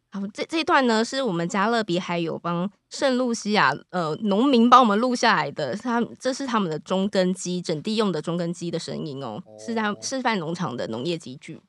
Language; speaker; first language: Chinese; native; Chinese